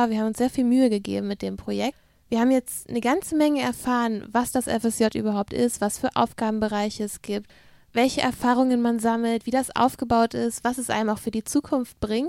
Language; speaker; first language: German; native; German